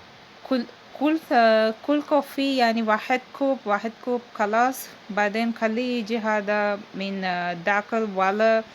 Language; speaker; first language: Arabic; non-native, learner; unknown